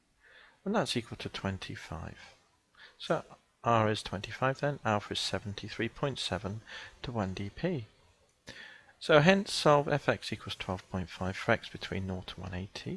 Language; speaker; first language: English; native; English